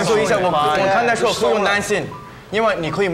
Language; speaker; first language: Chinese; non-native, learner; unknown